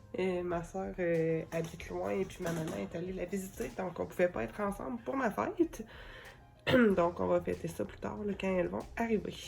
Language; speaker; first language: French; native; French